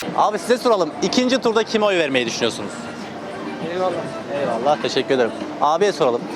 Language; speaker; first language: Turkish; native; Turkish